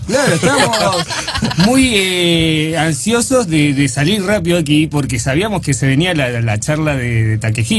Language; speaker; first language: Spanish; native; Spanish